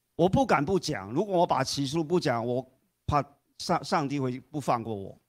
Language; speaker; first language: Chinese; non-native, fluent; Cantonese